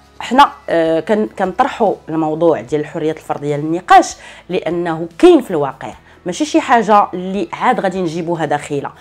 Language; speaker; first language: Arabic; native; Arabic